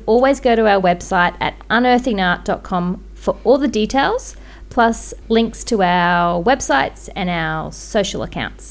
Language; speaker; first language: English; native; English